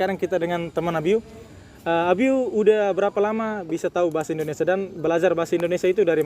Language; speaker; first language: Indonesian; non-native, local second language; Tetum